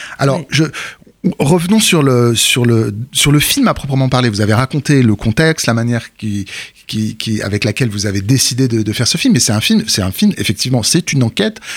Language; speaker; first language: French; native; French